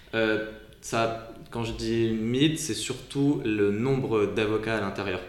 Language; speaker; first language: French; native; French